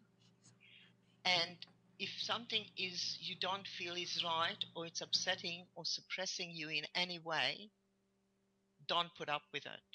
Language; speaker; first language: English; non-native, fluent; Hungarian